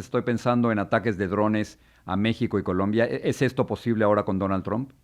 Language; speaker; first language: Spanish; native; Spanish